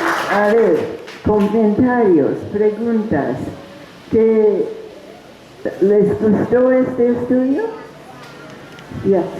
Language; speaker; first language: Spanish; non-native, fluent; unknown